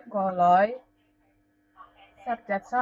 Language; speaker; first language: Cantonese; non-native, learner; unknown